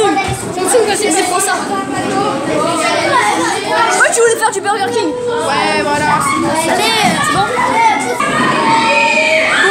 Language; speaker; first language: French; native; French